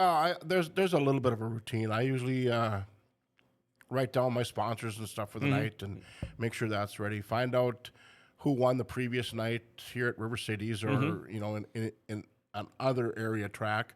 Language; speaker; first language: English; native; English